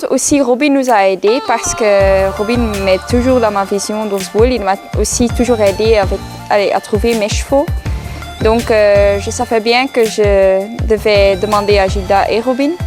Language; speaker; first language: French; non-native, local second language; Dutch